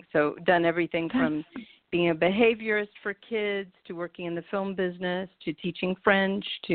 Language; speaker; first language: English; native; English